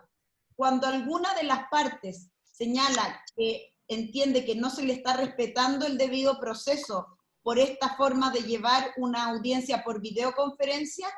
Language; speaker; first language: Spanish; native; Spanish